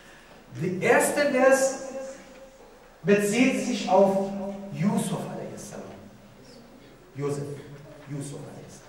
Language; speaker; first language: German; non-native, fluent; Persian